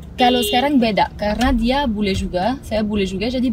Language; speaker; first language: Indonesian; non-native, fluent; French